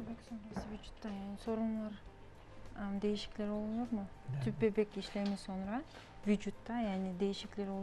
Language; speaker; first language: Turkish; non-native, fluent; Kyrgyz